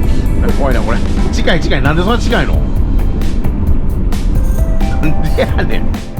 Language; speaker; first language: Japanese; native; Japanese